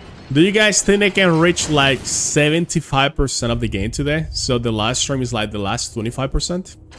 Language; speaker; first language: English; non-native, fluent; Spanish